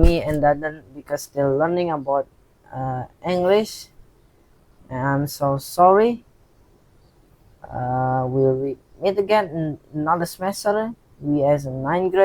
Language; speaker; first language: English; non-native, learner; Indonesian